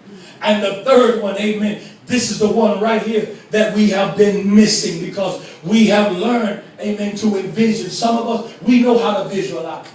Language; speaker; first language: English; native; English